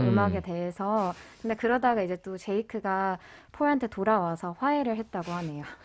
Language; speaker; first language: Korean; native; Korean